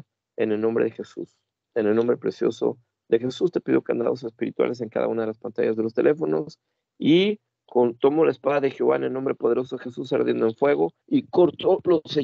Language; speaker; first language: Spanish; native; Spanish